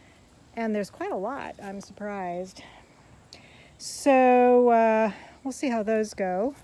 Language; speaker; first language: English; native; English